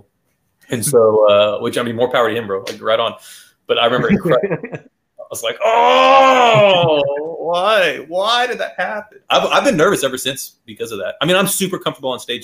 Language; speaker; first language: English; native; English